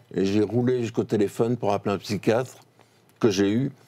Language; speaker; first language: French; native; French